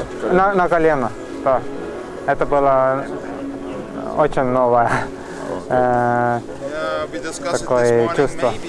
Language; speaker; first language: Russian; non-native, learner; Estonian